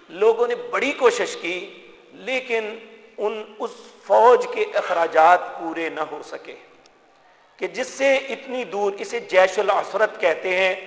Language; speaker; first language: Urdu; non-native, local second language; Punjabi